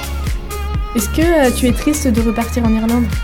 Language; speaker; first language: French; native; French